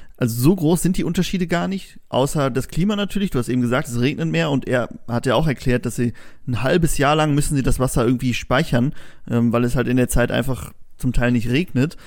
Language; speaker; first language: German; native; German